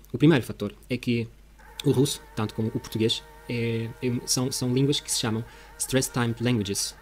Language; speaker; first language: Portuguese; non-native, fluent; Russian